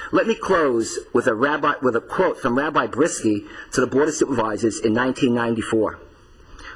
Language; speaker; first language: English; native; English